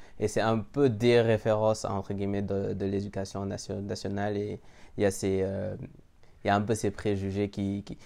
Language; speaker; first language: French; native; French